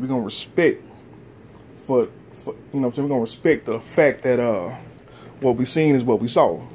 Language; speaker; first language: English; native; English